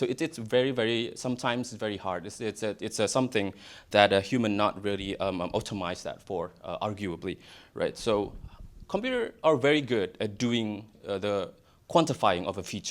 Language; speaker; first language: English; non-native, fluent; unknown